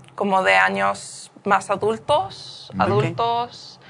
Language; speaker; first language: Spanish; early bilingual, heritage; Spanish